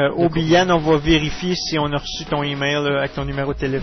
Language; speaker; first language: French; native; French